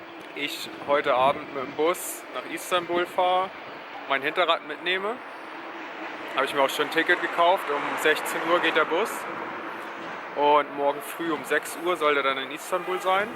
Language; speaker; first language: German; native; German